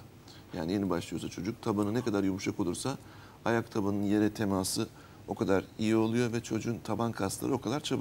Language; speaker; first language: Turkish; native; Turkish